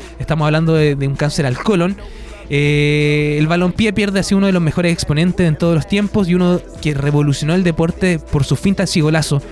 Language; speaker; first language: Spanish; native; Spanish